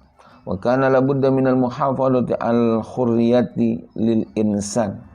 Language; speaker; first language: Arabic; non-native, fluent; Indonesian